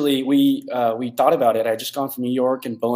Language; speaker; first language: English; native; English